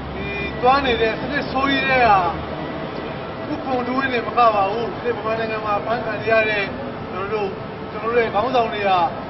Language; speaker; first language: Burmese; non-native, local second language; Hakha Chin